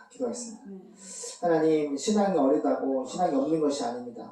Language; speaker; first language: Korean; native; Korean